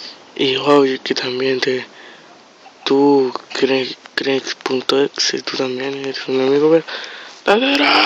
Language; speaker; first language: Spanish; native; Spanish